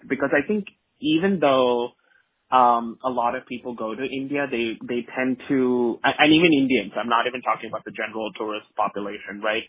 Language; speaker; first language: English; non-native, local second language; Malayalam